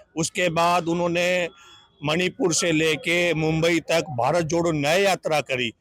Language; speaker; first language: Hindi; native; Hindi